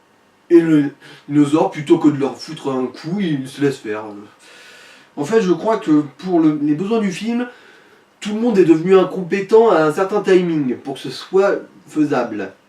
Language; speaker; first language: French; native; French